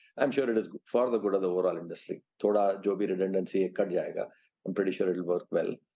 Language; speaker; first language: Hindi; non-native, local second language; Telugu